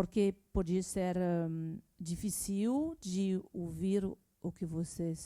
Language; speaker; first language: Portuguese; non-native, learner; French